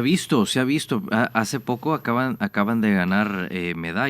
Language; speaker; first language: Spanish; native; Spanish